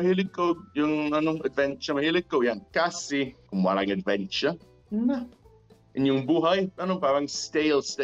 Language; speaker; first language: Filipino; non-native, learner; English